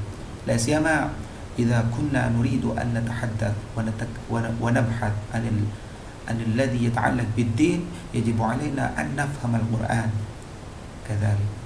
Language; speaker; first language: Arabic; non-native, fluent; Indonesian